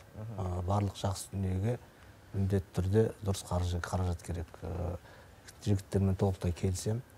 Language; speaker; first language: Kazakh; native; Kazakh